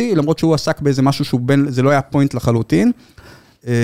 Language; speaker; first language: Hebrew; native; Hebrew